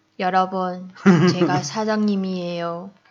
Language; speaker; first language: Korean; non-native, fluent; Chinese